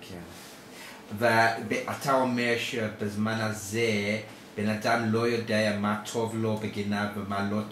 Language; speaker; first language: Hebrew; non-native, learner; English